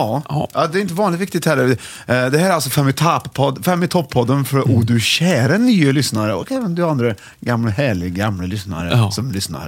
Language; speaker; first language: Swedish; native; Swedish